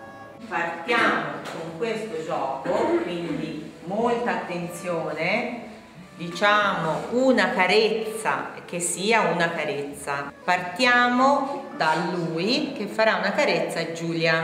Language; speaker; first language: Italian; native; Italian